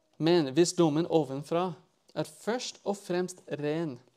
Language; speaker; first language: Norwegian; non-native, fluent; English